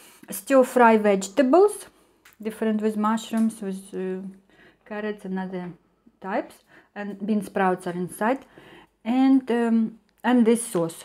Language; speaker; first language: English; non-native, fluent; Russian